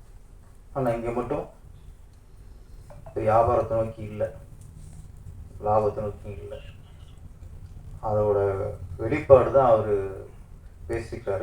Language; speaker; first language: Tamil; native; Tamil